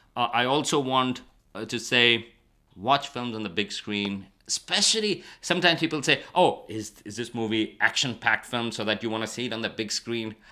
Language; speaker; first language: English; non-native, local second language; Urdu